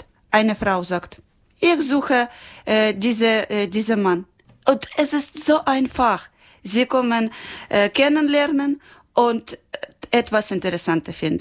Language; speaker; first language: German; non-native, learner; Ukrainian